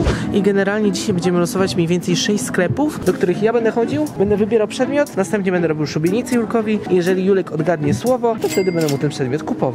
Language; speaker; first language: Polish; native; Polish